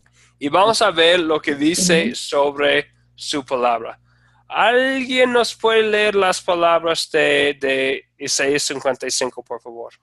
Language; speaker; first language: Spanish; non-native, fluent; English